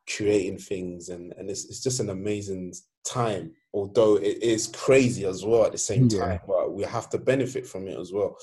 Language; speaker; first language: English; non-native, fluent; Swedish